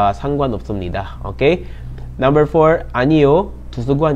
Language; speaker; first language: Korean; non-native, learner; Filipino